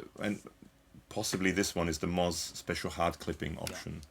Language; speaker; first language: English; native; English